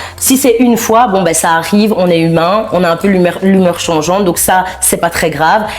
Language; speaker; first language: French; native; French